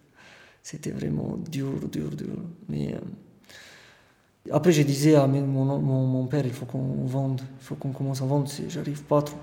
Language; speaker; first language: French; non-native, fluent; Romanian